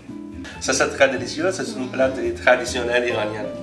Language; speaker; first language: French; non-native, learner; Persian